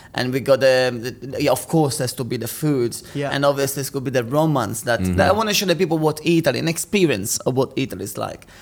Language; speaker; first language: English; non-native, fluent; Italian